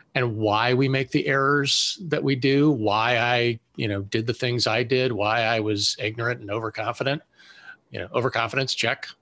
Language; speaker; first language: English; native; English